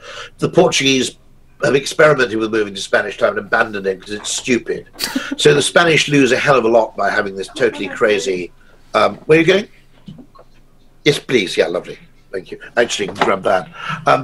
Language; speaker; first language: English; native; English